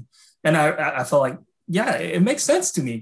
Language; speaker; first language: English; non-native, fluent; Chinese